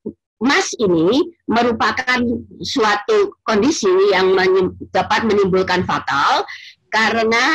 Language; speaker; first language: Indonesian; native; Indonesian